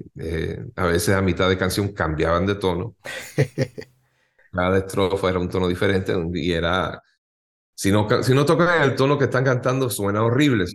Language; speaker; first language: Spanish; native; Spanish